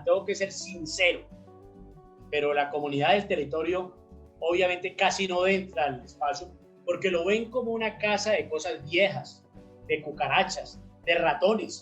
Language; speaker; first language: Spanish; native; Spanish